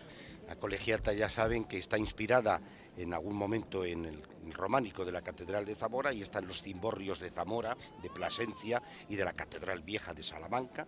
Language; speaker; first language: Spanish; native; Spanish